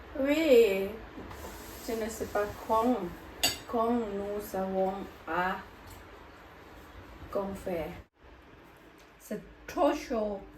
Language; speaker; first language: French; non-native, learner; Thai